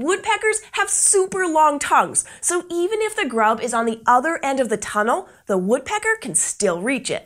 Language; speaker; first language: English; native; English